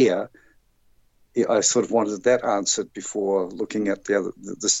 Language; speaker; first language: English; native; English